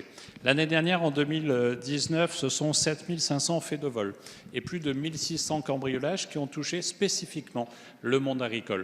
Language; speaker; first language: French; native; French